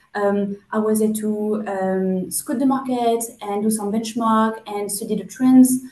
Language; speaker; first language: English; non-native, fluent; French